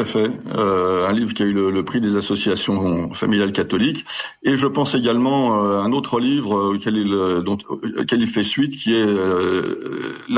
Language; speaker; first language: French; native; French